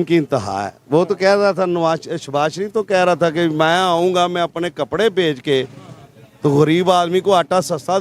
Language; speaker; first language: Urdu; non-native, local second language; Punjabi